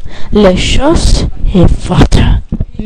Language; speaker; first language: French; non-native, learner; English